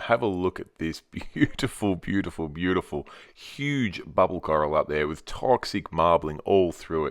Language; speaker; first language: English; native; English